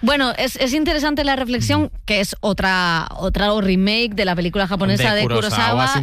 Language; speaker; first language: Spanish; native; Spanish